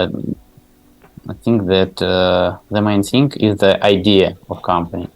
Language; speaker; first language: English; non-native, learner; Tajik